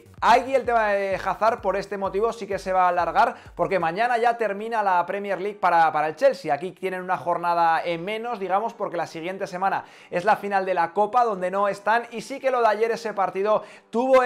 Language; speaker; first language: Spanish; native; Spanish